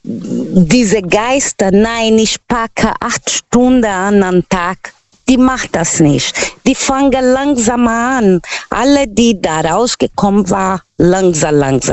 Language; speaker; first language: German; non-native, fluent; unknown